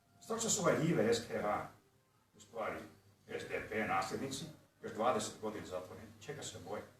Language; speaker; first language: Bosnian; early bilingual, heritage; Croatian